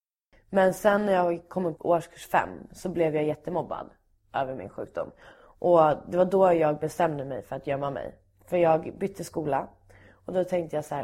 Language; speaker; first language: Swedish; native; Swedish